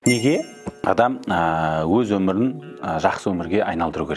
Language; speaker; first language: Kazakh; native; Kazakh